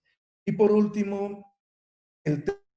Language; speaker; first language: Spanish; native; Spanish